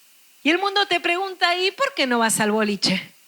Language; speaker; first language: Spanish; native; Spanish